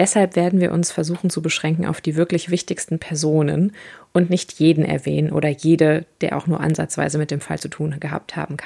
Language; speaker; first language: German; native; German